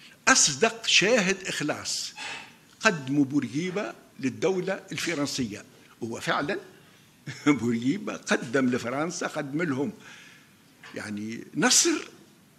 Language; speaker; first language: Arabic; native; Arabic